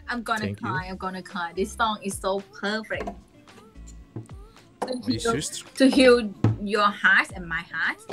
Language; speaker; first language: English; non-native, learner; Thai